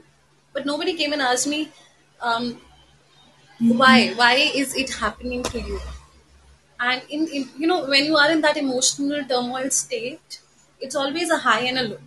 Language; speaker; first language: English; non-native, local second language; Hindi